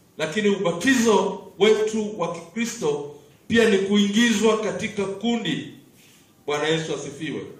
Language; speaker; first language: Swahili; native; Swahili